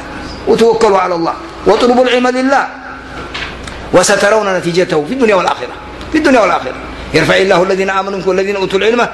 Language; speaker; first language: Arabic; non-native, fluent; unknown